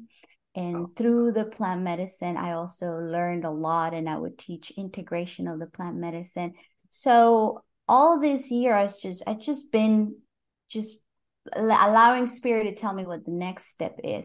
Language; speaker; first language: English; non-native, fluent; Spanish